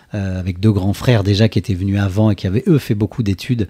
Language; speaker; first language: French; native; French